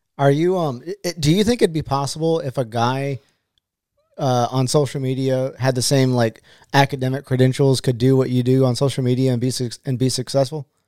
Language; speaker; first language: English; native; English